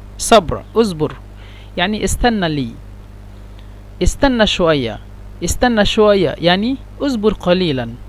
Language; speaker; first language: Egyptian Arabic; non-native, learner; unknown